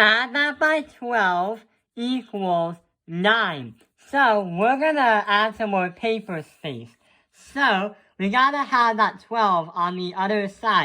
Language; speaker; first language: English; native; English